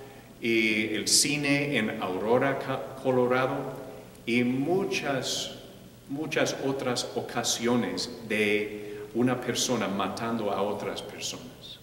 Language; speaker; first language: Spanish; non-native, fluent; English